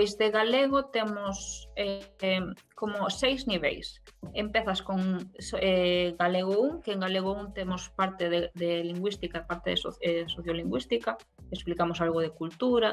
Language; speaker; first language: Galician; non-native, local second language; Spanish